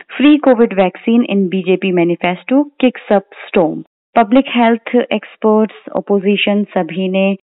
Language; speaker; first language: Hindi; native; Hindi